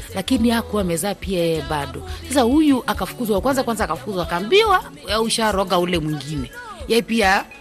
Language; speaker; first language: Swahili; non-native, local second language; Luyia